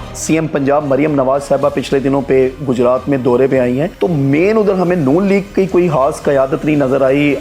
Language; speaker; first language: Urdu; non-native, local second language; Punjabi